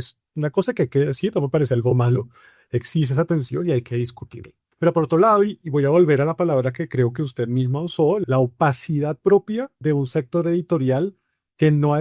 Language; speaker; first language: Spanish; native; Spanish